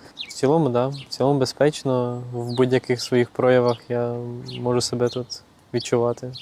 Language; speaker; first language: Ukrainian; native; Ukrainian